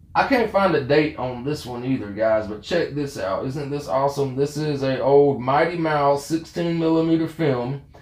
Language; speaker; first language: English; native; English